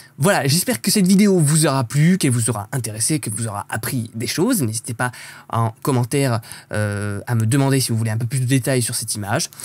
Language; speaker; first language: French; native; French